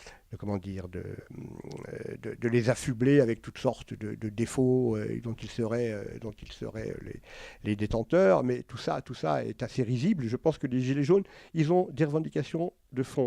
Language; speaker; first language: French; native; French